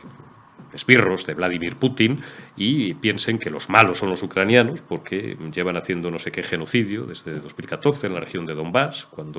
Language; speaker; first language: Spanish; native; Spanish